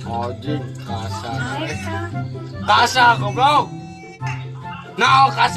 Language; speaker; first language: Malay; non-native, local second language; Sundanese